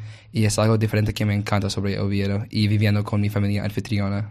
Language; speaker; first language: Spanish; non-native, learner; English